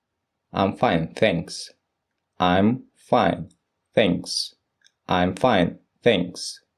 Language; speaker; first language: English; non-native, fluent; Russian